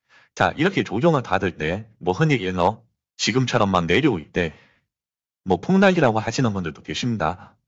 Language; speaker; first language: Korean; native; Korean